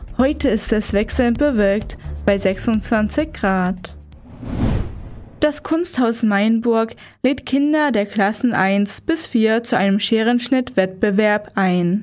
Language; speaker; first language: German; native; German